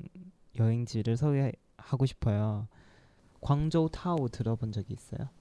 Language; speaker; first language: Korean; non-native, learner; Chinese